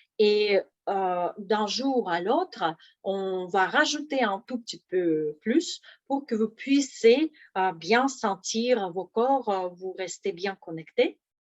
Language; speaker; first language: French; non-native, fluent; Russian